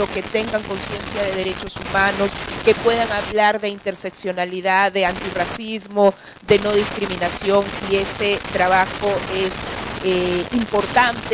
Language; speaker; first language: Spanish; native; Spanish